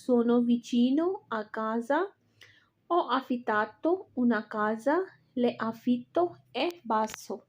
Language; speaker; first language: Italian; non-native, learner; Urdu